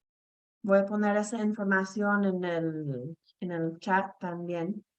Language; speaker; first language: Spanish; non-native, fluent; English